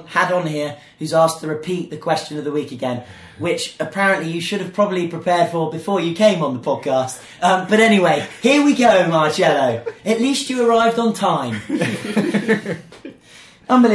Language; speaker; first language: English; native; English